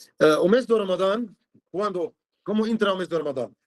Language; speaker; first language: Portuguese; non-native, fluent; Arabic